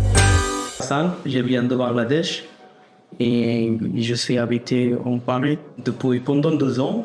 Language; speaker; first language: French; non-native, learner; Bangla